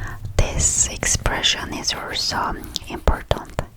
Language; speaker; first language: English; non-native, learner; Korean